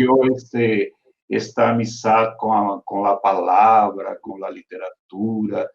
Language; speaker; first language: Spanish; non-native, fluent; Portuguese